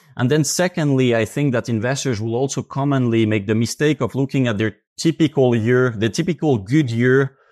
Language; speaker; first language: English; non-native, fluent; Finnish